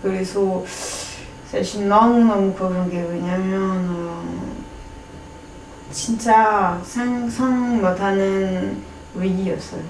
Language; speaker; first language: Korean; non-native, learner; French